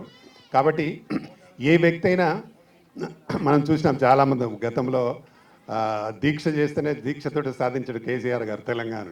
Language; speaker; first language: Telugu; native; Telugu